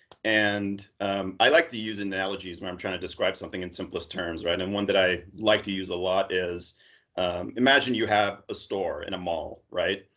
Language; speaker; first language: English; native; English